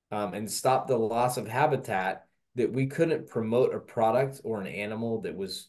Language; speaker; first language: English; native; English